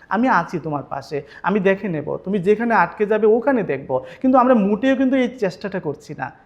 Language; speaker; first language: Bangla; native; Bangla